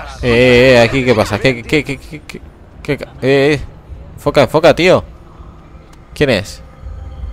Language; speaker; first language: Spanish; native; Spanish